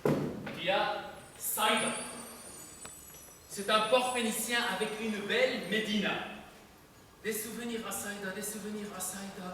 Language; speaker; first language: French; non-native, local second language; Arabic